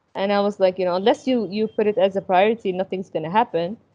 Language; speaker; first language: English; early bilingual, other home language; Arabic